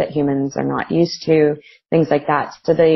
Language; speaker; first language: English; native; English